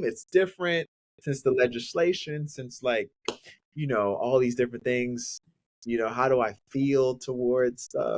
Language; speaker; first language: English; native; English